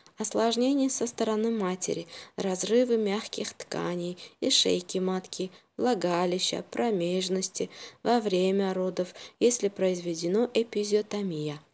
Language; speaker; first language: Russian; non-native, local second language; Uzbek